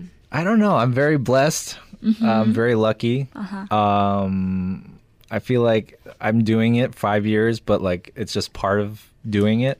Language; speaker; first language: English; early bilingual, other home language; Korean